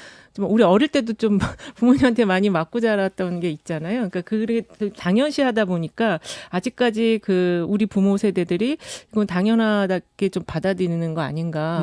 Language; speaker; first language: Korean; native; Korean